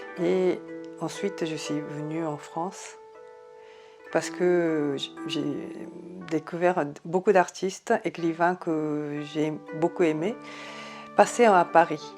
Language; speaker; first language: French; non-native, fluent; Japanese